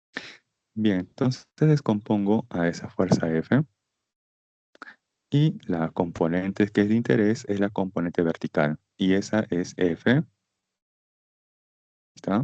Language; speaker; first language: Spanish; native; Spanish